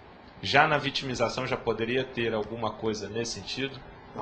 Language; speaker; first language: Portuguese; native; Portuguese